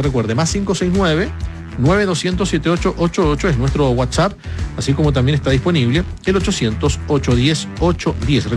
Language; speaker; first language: Spanish; native; Spanish